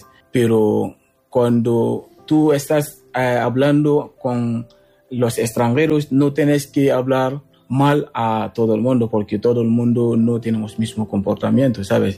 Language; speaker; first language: Spanish; non-native, learner; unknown